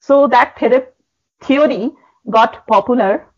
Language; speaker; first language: English; non-native, local second language; Bangla